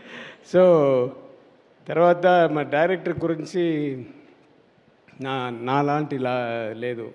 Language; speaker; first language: Telugu; non-native, learner; Tamil